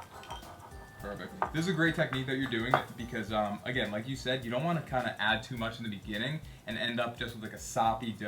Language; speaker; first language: English; native; English